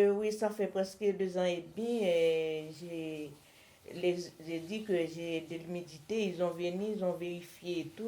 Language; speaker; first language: French; non-native, learner; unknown